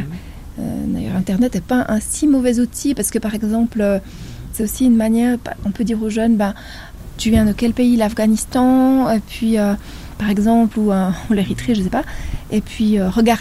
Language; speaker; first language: French; native; French